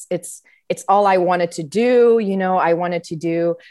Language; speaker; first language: English; native; English